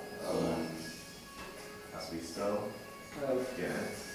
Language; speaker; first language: Spanish; non-native, learner; English